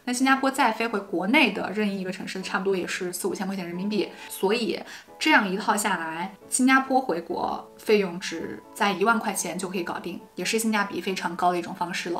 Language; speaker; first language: Chinese; native; Chinese